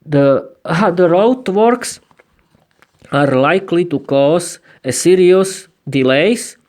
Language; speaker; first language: English; non-native, learner; Slovak